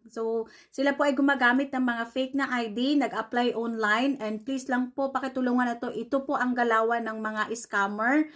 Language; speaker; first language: Filipino; non-native, local second language; Cebuano